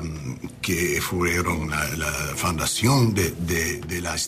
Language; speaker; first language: Spanish; non-native, learner; English